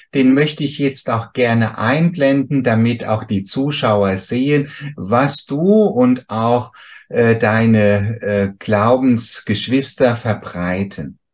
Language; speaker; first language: German; native; German